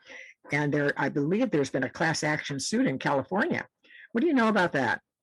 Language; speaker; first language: English; native; English